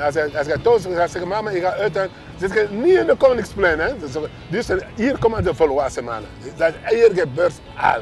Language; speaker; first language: Dutch; non-native, learner; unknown